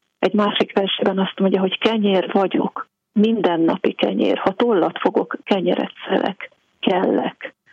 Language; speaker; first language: Hungarian; native; Hungarian